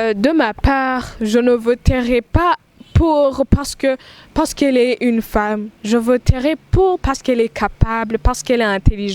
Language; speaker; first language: French; non-native, local second language; Rundi